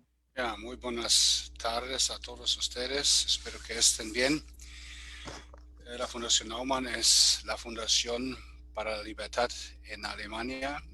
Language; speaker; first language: Spanish; non-native, fluent; German